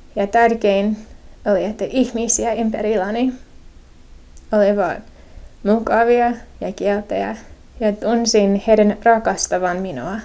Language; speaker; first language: Finnish; non-native, learner; English